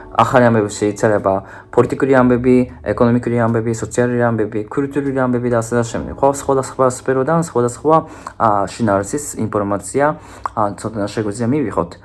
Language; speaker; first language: Georgian; non-native, fluent; Japanese